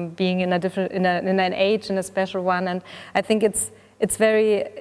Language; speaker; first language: English; non-native, fluent; German